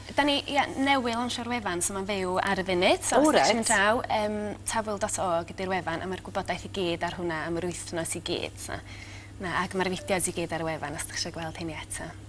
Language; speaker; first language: Welsh; native; Welsh